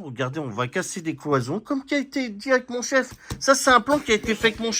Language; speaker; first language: French; native; French